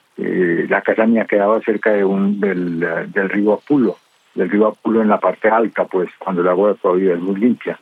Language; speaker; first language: Spanish; native; Spanish